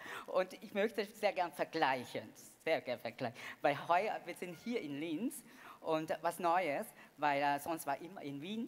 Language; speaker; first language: German; non-native, fluent; Vietnamese